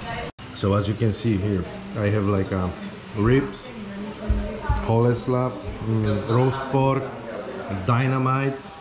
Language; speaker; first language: English; non-native, learner; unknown